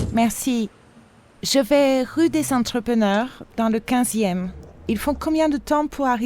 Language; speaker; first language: French; native; French